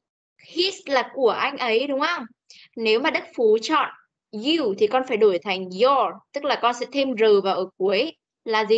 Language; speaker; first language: Vietnamese; native; Vietnamese